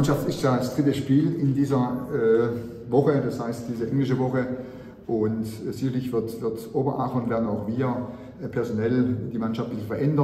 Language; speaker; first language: German; native; German